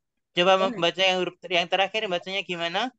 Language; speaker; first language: Indonesian; native; Indonesian